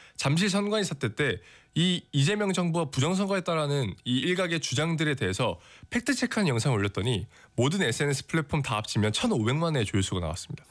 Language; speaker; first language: Korean; native; Korean